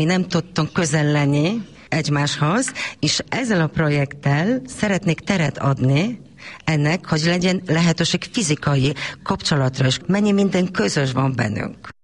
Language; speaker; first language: Hungarian; non-native, fluent; Polish